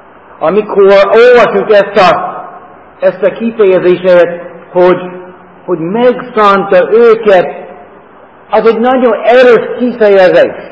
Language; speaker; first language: Hungarian; non-native, fluent; English